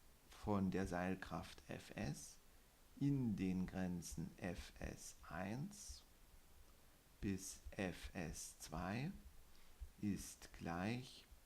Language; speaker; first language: German; native; German